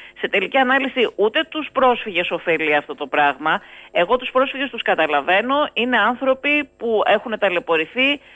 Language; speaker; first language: Greek; native; Greek